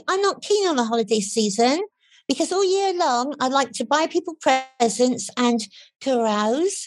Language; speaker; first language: English; native; English